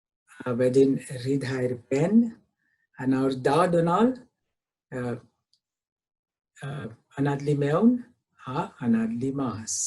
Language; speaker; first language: Welsh; non-native, fluent; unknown